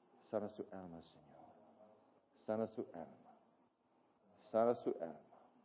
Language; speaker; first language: Spanish; non-native, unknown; English